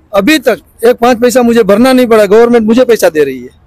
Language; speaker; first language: Hindi; non-native, local second language; Gujarati